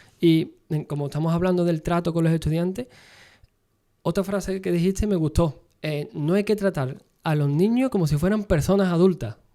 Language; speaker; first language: Spanish; native; Spanish